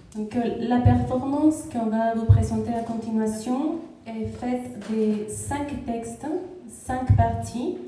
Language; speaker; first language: French; non-native, fluent; Spanish